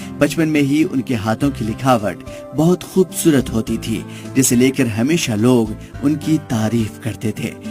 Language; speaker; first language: Urdu; native; Urdu